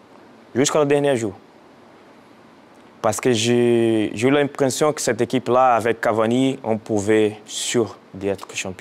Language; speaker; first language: French; non-native, fluent; Portuguese